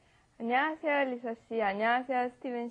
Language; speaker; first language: Korean; non-native, learner; English